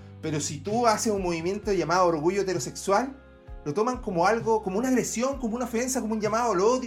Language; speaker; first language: Spanish; native; Spanish